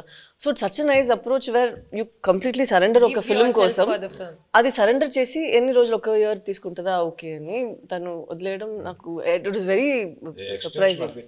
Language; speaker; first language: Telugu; non-native, fluent; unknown